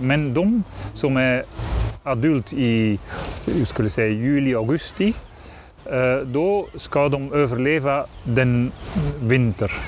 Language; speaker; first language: Swedish; non-native, learner; Dutch